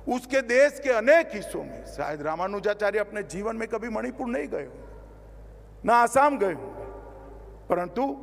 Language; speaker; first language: Hindi; non-native, local second language; Gujarati